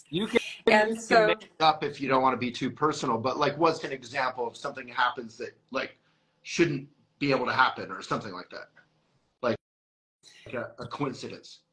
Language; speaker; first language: English; native; English